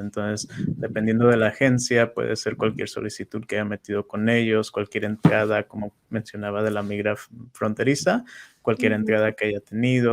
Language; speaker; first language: Spanish; native; Spanish